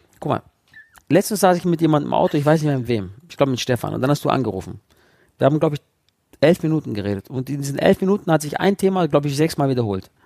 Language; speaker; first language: German; early bilingual, other home language; Italian